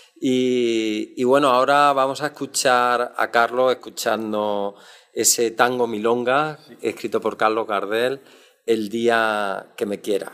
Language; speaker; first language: Spanish; native; Spanish